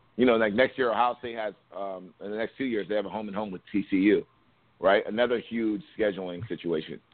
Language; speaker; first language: English; native; English